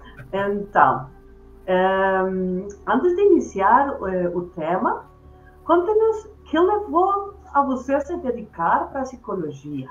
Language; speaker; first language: Portuguese; non-native, fluent; Spanish